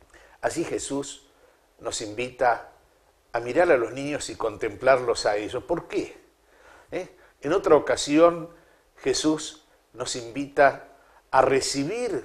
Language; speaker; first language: Spanish; native; Spanish